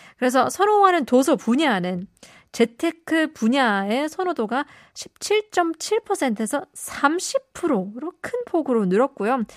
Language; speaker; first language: Korean; native; Korean